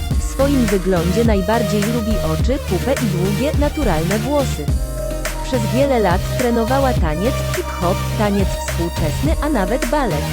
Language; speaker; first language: Polish; native; Polish